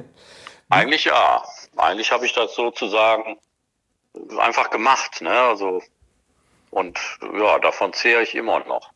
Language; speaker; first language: German; native; German